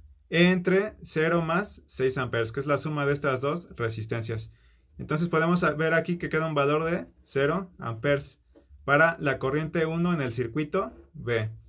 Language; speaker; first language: Spanish; native; Spanish